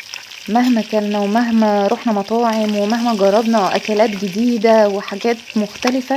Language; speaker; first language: Arabic; native; Arabic